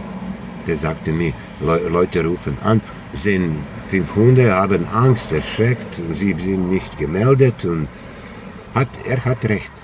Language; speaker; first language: German; non-native, learner; Croatian